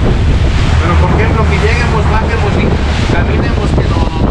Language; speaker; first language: Spanish; native; Spanish